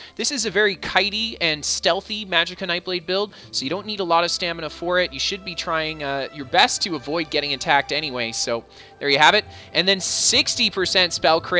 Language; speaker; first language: English; native; English